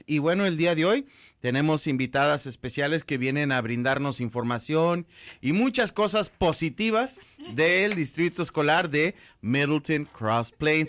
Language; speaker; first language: Spanish; native; Spanish